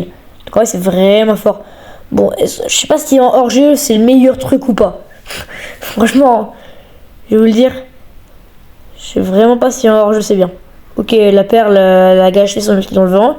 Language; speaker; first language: French; native; French